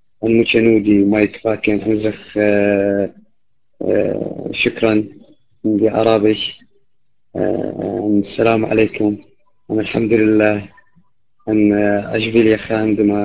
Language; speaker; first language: Dutch; non-native, learner; Arabic